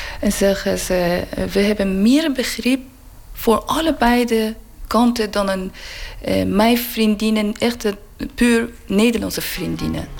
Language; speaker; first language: Dutch; non-native, learner; Persian